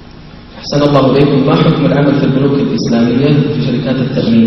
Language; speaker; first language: Arabic; native; Arabic